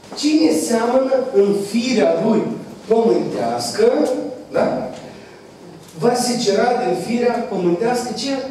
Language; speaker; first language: Romanian; non-native, fluent; Russian